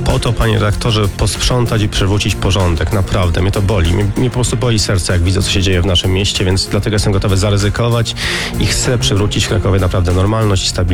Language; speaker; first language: Polish; native; Polish